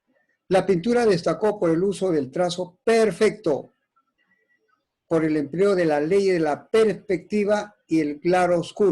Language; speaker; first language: Spanish; native; Spanish